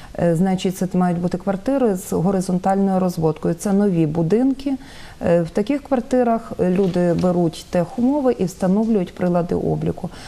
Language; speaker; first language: Ukrainian; native; Ukrainian